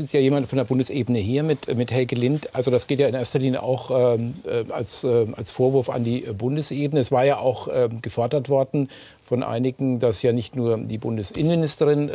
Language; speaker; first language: German; native; German